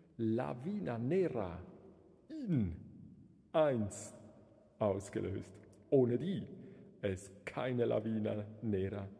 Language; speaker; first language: German; non-native, local second language; Romansh